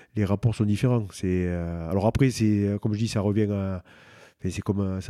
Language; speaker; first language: French; native; French